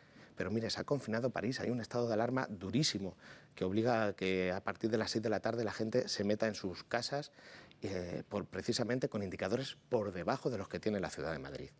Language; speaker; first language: Spanish; native; Spanish